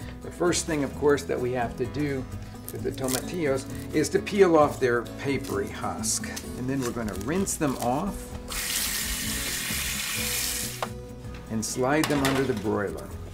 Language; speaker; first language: English; native; English